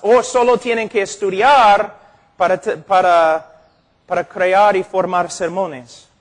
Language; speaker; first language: Spanish; non-native, fluent; English